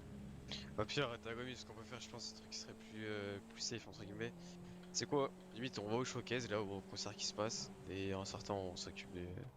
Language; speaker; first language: French; native; French